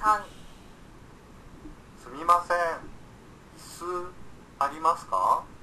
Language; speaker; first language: Japanese; non-native, learner; Indonesian